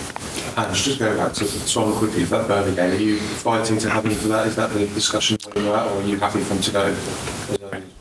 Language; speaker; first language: English; native; English